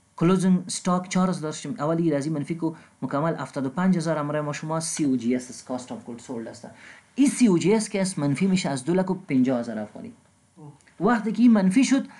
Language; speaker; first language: Persian; non-native, local second language; Pashto